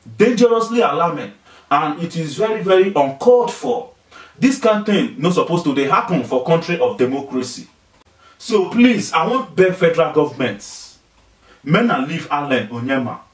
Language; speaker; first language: Nigerian Pidgin; non-native, local second language; Igbo